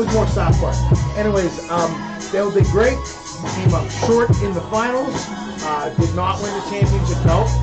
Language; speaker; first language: English; native; English